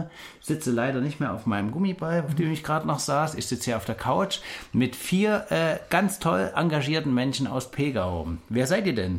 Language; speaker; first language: German; native; German